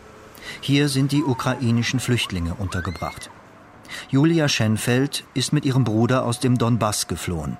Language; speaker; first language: German; native; German